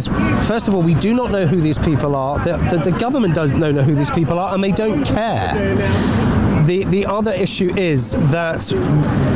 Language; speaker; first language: English; native; English